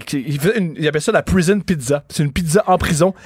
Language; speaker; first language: French; native; French